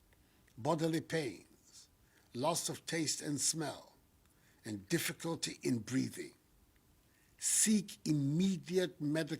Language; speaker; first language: English; non-native, local second language; Akan